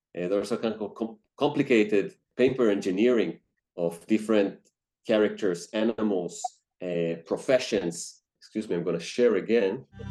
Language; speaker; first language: English; non-native, fluent; Hebrew